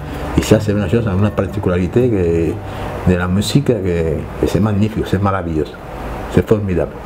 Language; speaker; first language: French; non-native, fluent; Spanish